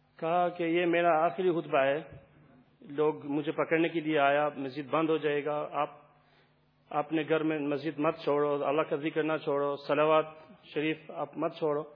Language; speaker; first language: Urdu; non-native, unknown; Albanian